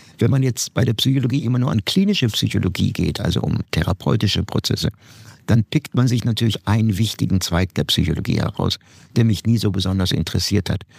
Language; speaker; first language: German; non-native, fluent; Turkish